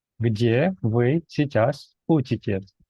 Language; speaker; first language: Russian; non-native, fluent; Indonesian